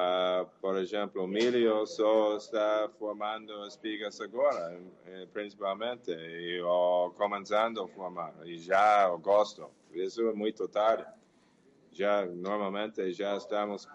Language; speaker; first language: Portuguese; non-native, fluent; English